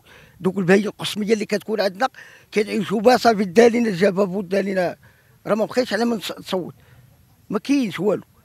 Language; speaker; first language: Arabic; native; Arabic